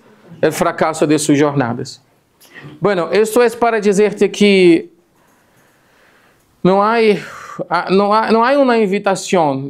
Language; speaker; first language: Spanish; non-native, fluent; Portuguese